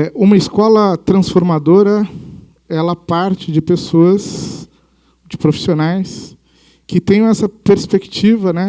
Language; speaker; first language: Portuguese; native; Portuguese